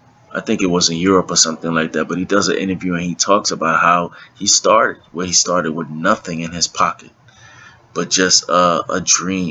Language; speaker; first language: English; native; English